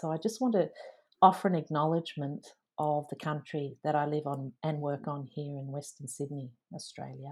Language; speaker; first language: English; native; English